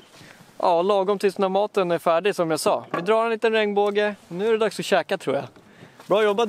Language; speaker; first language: Swedish; native; Swedish